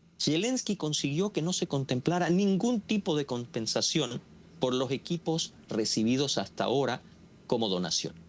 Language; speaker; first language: Spanish; native; Spanish